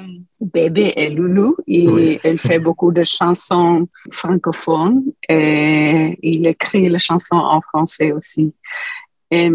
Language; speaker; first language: French; non-native, fluent; English